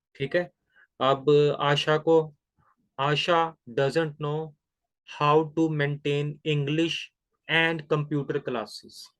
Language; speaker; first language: Hindi; non-native, local second language; Punjabi